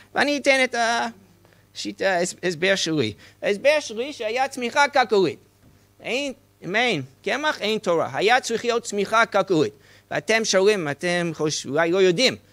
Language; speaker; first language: Hebrew; non-native, fluent; English